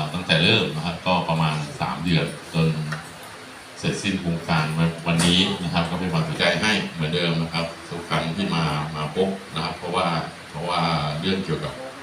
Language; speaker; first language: Thai; native; Thai